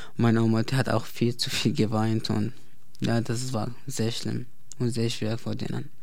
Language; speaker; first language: German; non-native, learner; Arabic